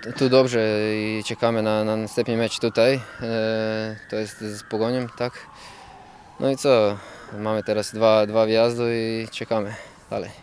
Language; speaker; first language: Polish; non-native, learner; Croatian